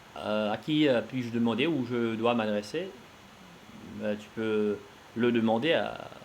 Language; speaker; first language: French; non-native, fluent; Russian